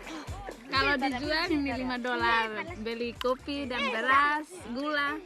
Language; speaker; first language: Indonesian; non-native, local second language; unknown